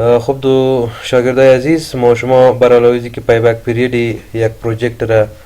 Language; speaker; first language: Persian; native; Persian